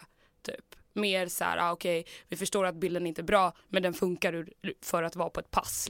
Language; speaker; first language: Swedish; native; Swedish